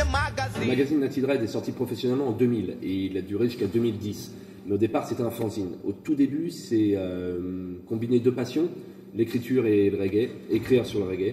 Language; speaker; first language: French; native; French